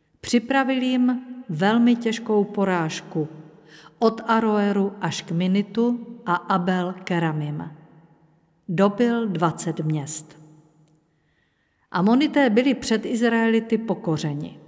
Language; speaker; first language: Czech; native; Czech